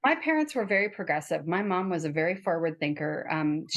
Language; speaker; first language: English; native; English